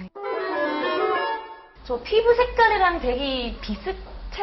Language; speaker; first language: Korean; non-native, learner; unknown